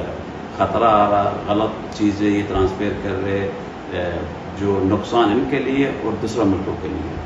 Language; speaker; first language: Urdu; non-native, fluent; Arabic